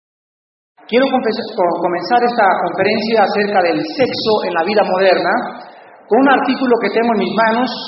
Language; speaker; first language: Spanish; native; Spanish